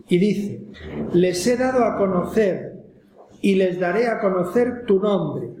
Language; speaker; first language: Spanish; native; Spanish